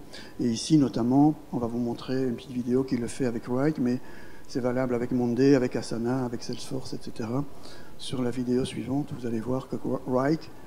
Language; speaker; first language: French; native; French